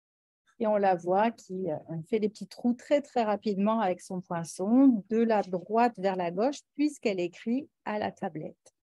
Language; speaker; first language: French; native; French